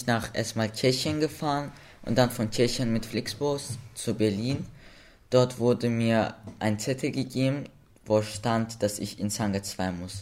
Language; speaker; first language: German; early bilingual, other home language; Russian